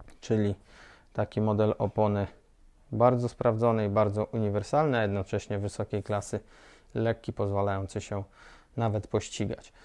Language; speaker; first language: Polish; native; Polish